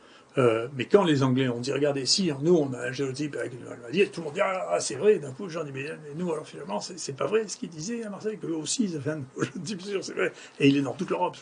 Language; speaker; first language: French; native; French